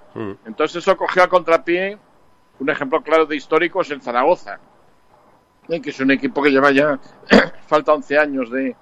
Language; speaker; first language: Spanish; native; Spanish